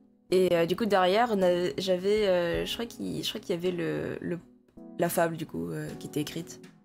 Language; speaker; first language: French; native; French